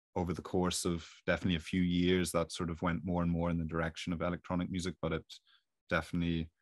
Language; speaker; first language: English; native; English